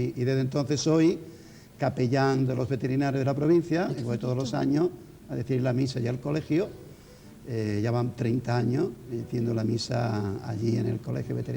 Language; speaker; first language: Spanish; native; Spanish